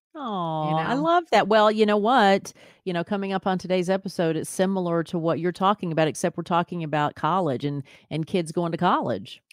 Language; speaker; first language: English; native; English